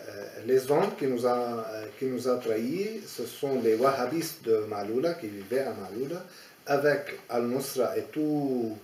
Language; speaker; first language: French; non-native, fluent; Aramaic